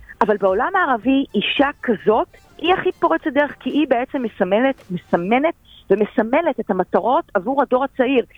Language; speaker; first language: Hebrew; native; Hebrew